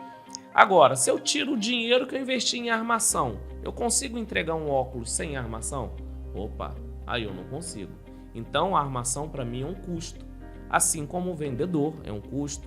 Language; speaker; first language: Portuguese; native; Portuguese